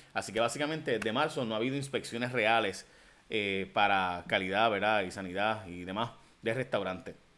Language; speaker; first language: Spanish; early bilingual, heritage; Spanish